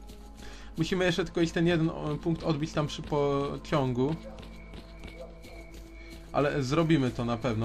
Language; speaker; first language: Polish; native; Polish